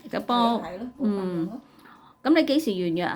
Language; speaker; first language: Cantonese; native; Cantonese